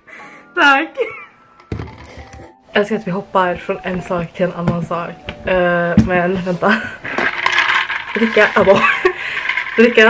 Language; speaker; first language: Swedish; early bilingual, other home language; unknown